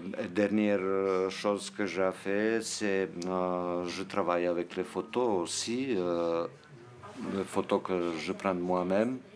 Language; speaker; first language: French; non-native, fluent; Serbian